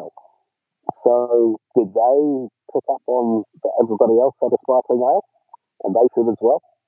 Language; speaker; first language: English; native; English